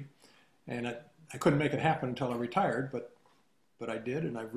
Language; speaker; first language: English; native; English